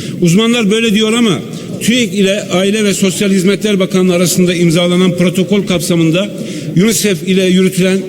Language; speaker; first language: Turkish; native; Turkish